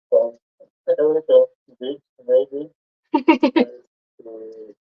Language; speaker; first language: English; non-native, learner; Spanish